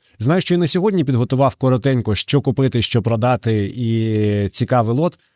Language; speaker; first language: Ukrainian; native; Ukrainian